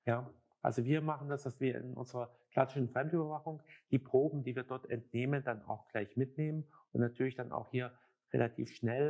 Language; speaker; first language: German; native; German